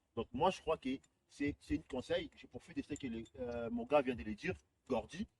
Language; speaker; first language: French; non-native, local second language; Lingala